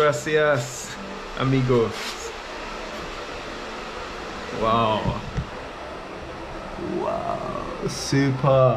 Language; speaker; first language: Spanish; non-native, learner; English